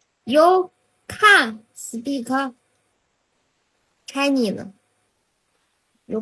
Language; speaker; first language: English; non-native, learner; Chinese